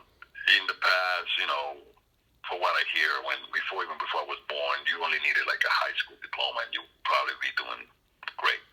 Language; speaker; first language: English; non-native, fluent; Spanish